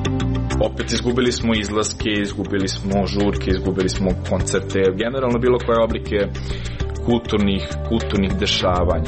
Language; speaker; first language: Serbian; native; Serbian